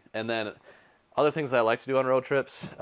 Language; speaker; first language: English; native; English